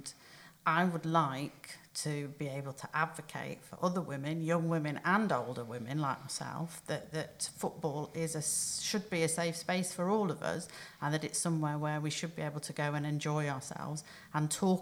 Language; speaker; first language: English; native; English